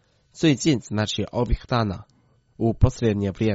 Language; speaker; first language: Croatian; non-native, fluent; Chinese